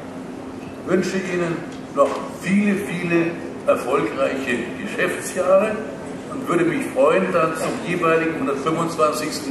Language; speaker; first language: German; native; German